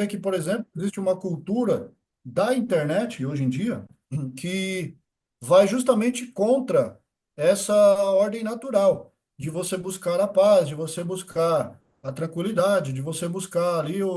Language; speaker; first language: Portuguese; native; Portuguese